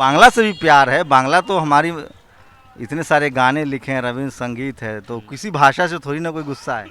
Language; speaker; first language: Hindi; native; Hindi